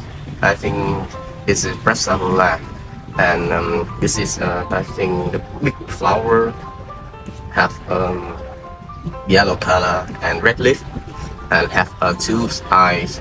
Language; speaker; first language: English; non-native, learner; Vietnamese